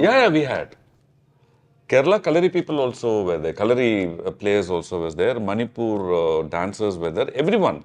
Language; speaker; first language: English; non-native, local second language; Malayalam